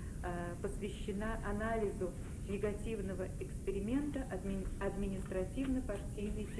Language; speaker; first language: Russian; native; Russian